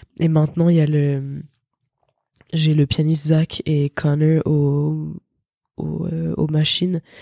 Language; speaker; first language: French; native; French